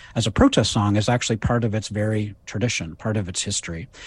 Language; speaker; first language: English; native; English